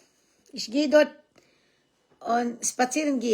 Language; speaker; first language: German; non-native, learner; Cebuano